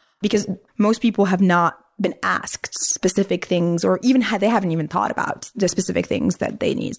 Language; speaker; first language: English; non-native, fluent; Arabic